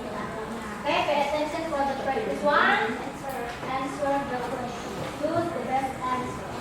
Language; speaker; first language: English; non-native, fluent; Indonesian